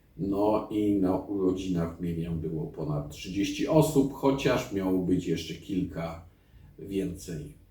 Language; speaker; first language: Polish; native; Polish